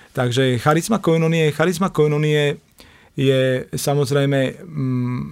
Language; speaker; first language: Slovak; native; Slovak